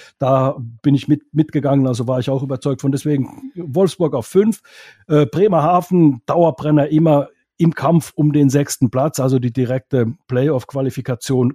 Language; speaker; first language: German; non-native, fluent; Finnish